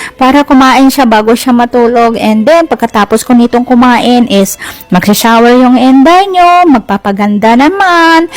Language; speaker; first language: Filipino; non-native, local second language; Cebuano